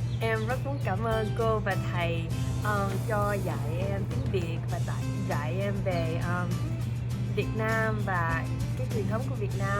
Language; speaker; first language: Vietnamese; early bilingual, heritage; English